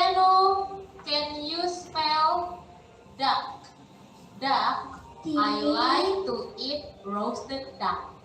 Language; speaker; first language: English; non-native, fluent; Indonesian